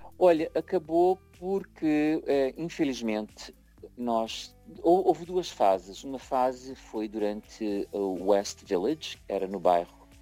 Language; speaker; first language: Portuguese; early bilingual, heritage; Portuguese